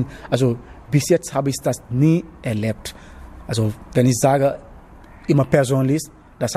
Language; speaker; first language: German; non-native, learner; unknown